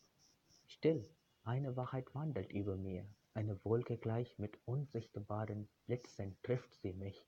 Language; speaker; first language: German; non-native, fluent; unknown